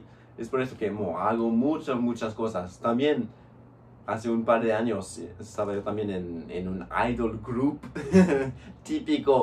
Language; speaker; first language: Spanish; non-native, fluent; English